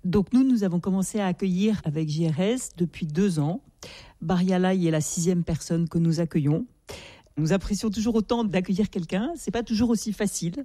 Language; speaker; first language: French; native; French